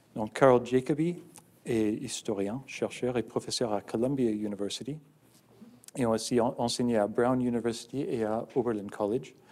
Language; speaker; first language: French; non-native, fluent; English